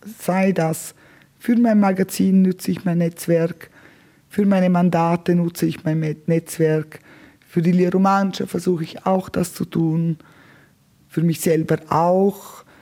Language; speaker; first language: German; non-native, local second language; Romansh